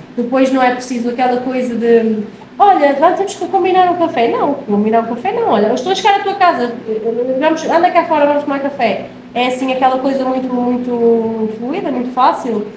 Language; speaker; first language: Portuguese; native; Portuguese